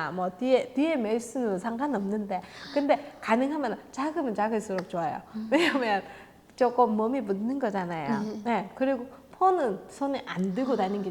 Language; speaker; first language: Korean; non-native, fluent; Vietnamese